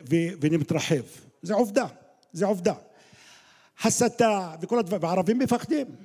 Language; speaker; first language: Hebrew; non-native, local second language; Arabic